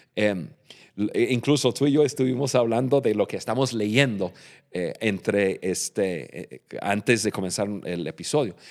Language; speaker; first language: Spanish; non-native, fluent; English